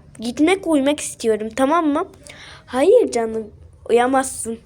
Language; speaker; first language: Turkish; early bilingual, other home language; Arabic